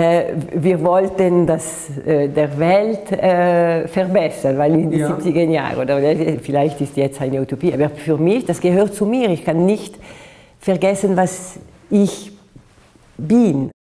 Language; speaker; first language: German; non-native, fluent; Italian